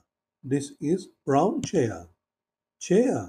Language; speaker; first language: English; non-native, learner; Turkish